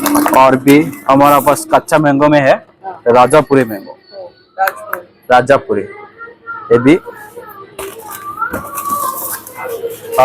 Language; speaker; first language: Hindi; non-native, fluent; Malayalam